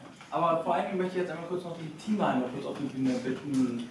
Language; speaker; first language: German; native; German